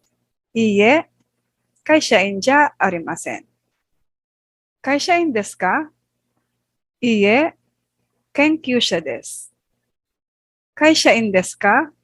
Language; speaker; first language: Japanese; non-native, fluent; Filipino